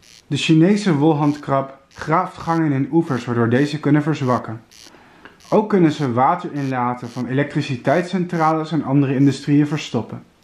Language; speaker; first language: Dutch; native; Dutch